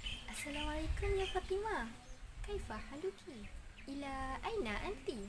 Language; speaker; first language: Arabic; non-native, learner; Malay